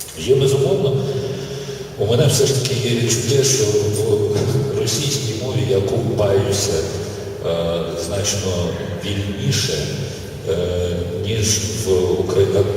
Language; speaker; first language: Ukrainian; non-native, local second language; Russian